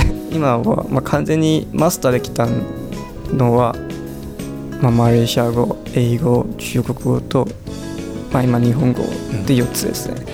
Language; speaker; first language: Japanese; non-native, fluent; Chinese